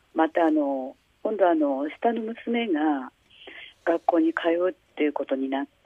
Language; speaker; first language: Japanese; native; Japanese